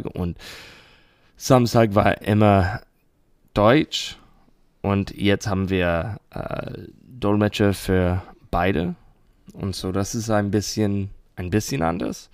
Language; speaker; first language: German; non-native, learner; English